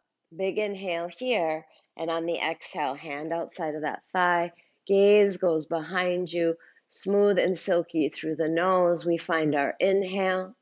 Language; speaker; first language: English; native; English